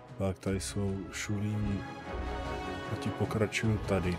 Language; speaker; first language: Czech; native; Czech